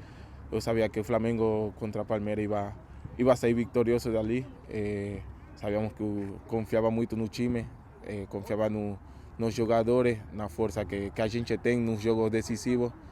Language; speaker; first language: Portuguese; non-native, fluent; Spanish